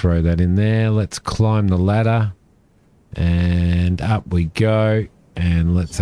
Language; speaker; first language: English; native; English